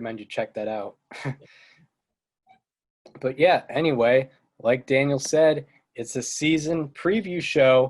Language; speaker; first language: English; native; English